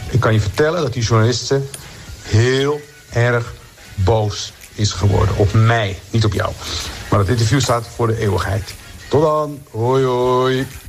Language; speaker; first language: Dutch; early bilingual, other home language; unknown